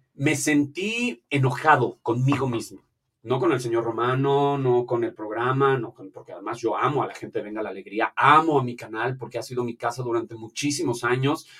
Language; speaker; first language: Spanish; native; Spanish